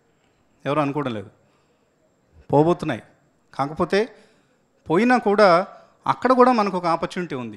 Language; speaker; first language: Telugu; native; Telugu